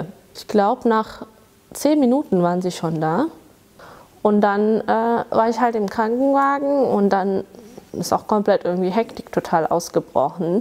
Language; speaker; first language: German; early bilingual, other home language; Tamil